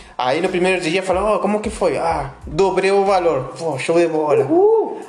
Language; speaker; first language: Portuguese; non-native, fluent; Spanish